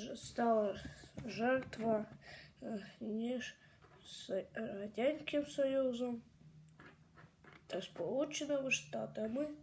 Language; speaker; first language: Ukrainian; non-native, local second language; Crimean Tatar